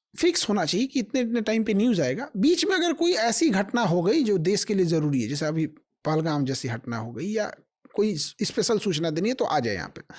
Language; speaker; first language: Hindi; native; Hindi